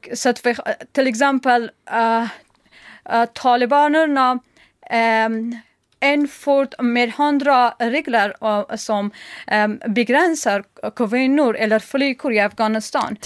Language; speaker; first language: Swedish; non-native, learner; Persian